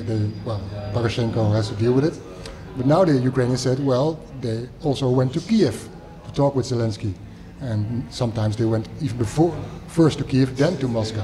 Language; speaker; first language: English; non-native, fluent; Dutch